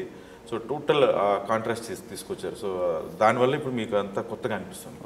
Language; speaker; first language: Telugu; native; Telugu